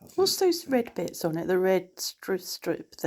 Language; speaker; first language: English; native; English